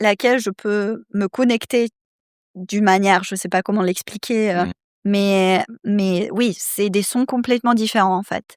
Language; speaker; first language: French; non-native, fluent; Serbian